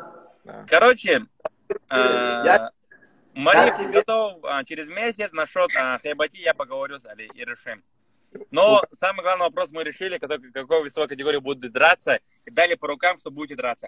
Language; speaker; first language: Russian; native; Russian